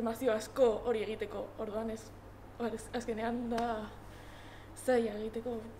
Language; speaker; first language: Basque; non-native, local second language; Spanish